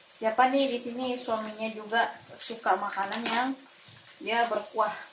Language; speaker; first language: Indonesian; native; Indonesian